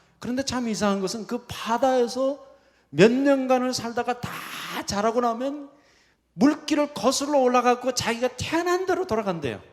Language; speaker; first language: Korean; early bilingual, heritage; Korean